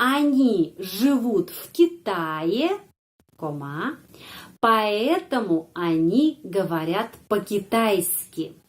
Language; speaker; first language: Russian; non-native, fluent; Indonesian